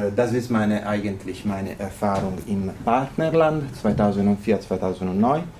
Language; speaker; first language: German; non-native, fluent; Italian